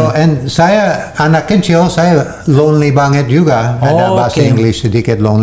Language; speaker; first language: Indonesian; non-native, learner; English